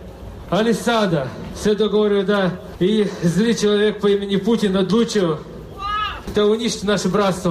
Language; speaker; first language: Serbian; non-native, fluent; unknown